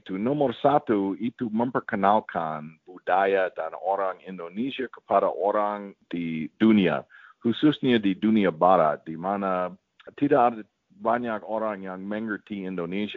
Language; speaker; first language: Indonesian; non-native, fluent; English